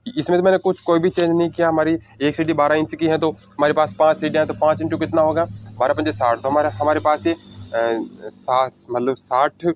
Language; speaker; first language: Hindi; native; Hindi